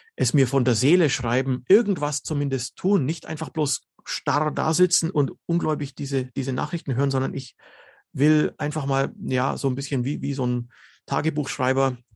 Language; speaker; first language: German; early bilingual, other home language; Slovenian